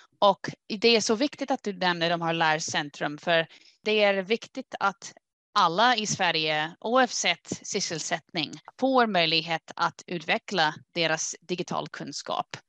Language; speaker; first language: Swedish; non-native, fluent; English